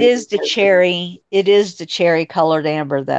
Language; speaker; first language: English; native; English